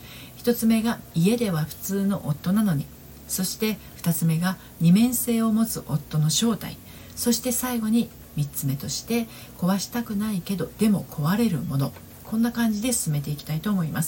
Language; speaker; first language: Japanese; native; Japanese